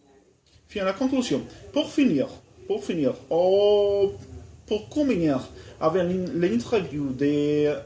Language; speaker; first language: French; non-native, learner; Spanish